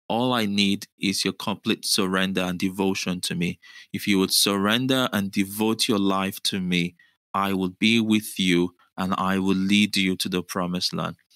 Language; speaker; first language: English; non-native, local second language; Yoruba